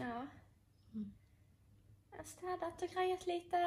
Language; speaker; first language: Swedish; native; Swedish